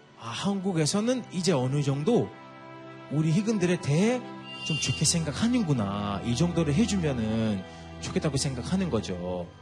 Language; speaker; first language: Korean; non-native, fluent; English